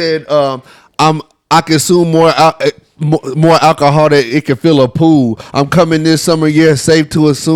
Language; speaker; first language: English; native; English